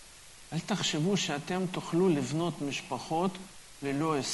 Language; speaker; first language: Hebrew; non-native, fluent; Russian